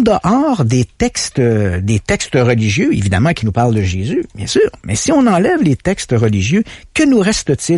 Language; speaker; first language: French; native; French